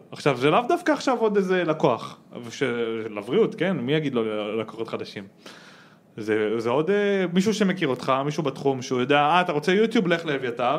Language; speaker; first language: Hebrew; native; Hebrew